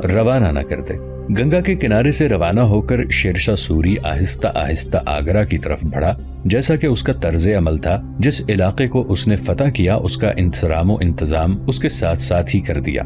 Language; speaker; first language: Urdu; native; Urdu